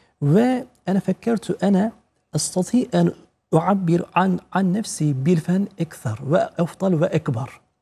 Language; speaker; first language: Arabic; non-native, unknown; Turkish